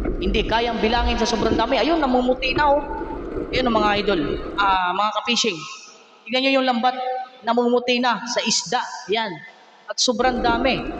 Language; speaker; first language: Filipino; non-native, local second language; Cebuano